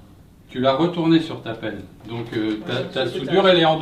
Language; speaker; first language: French; native; French